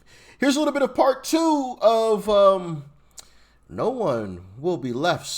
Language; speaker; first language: English; native; English